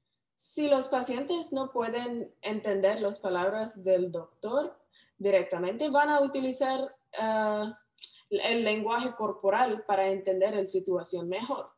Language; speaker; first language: Spanish; non-native, learner; English